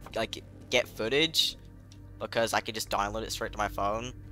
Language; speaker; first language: English; native; English